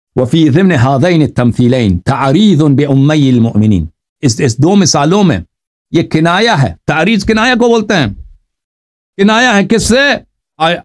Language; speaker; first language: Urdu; non-native, fluent; Persian